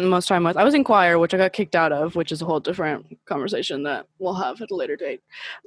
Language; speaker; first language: English; early bilingual, other home language; Spanish